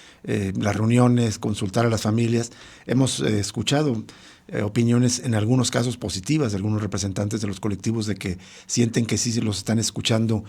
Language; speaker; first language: Spanish; native; Spanish